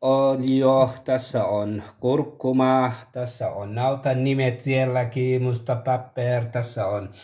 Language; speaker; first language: Finnish; non-native, learner; Tigrinya